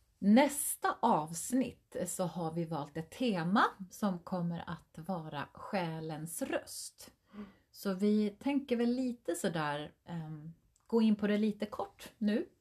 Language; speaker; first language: Swedish; early bilingual, other home language; Finnish